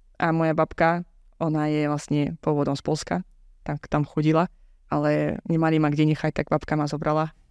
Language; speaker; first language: Slovak; non-native, fluent; Azerbaijani